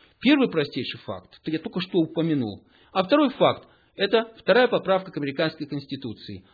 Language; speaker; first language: Russian; early bilingual, heritage; Russian